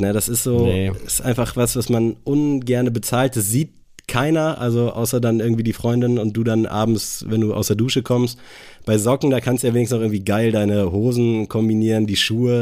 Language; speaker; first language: German; native; German